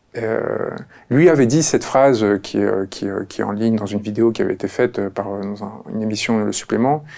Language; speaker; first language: French; early bilingual, other home language; Spanish